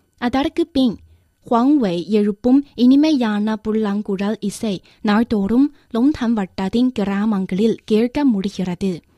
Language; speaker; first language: Tamil; non-native, fluent; Chinese